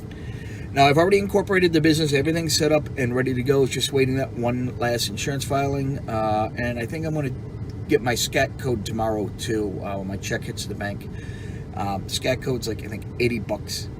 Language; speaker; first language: English; native; English